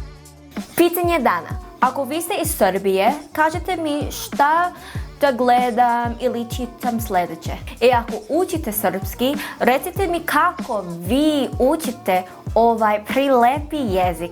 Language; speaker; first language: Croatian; non-native, learner; English